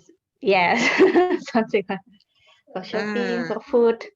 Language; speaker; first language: English; non-native, learner; Indonesian